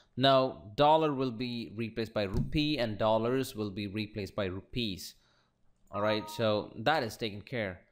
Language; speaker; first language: English; non-native, local second language; Malayalam